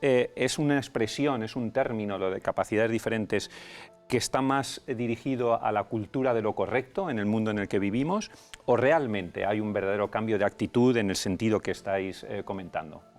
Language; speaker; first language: Spanish; native; Spanish